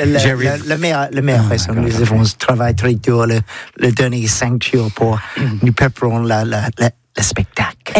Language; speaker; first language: French; non-native, learner; English